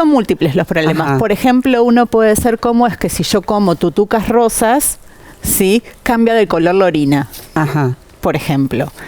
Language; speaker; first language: Spanish; native; Spanish